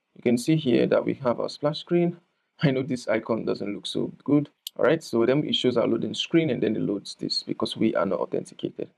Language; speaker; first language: English; non-native, local second language; Yoruba